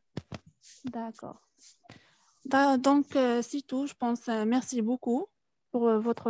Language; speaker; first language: French; non-native, fluent; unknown